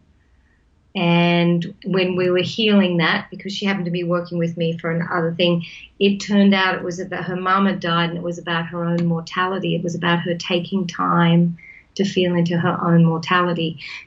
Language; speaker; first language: English; native; English